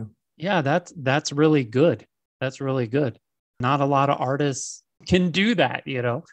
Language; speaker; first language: English; native; English